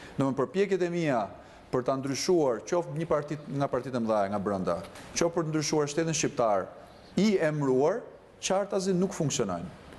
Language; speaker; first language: Albanian; native; Albanian